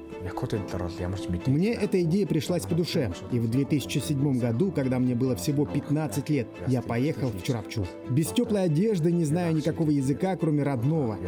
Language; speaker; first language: Russian; non-native, fluent; Mongolian